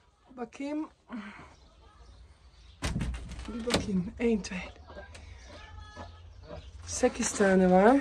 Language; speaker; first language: Turkish; early bilingual, heritage; Dutch